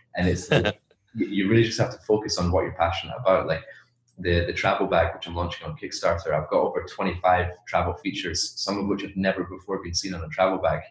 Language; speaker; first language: English; native; English